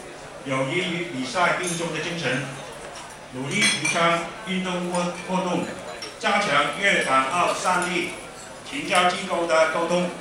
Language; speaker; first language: Chinese; non-native, local second language; Cantonese